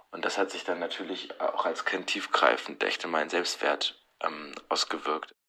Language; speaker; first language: German; native; German